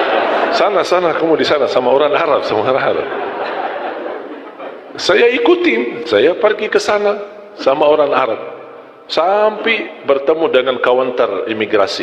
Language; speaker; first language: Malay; non-native, fluent; Arabic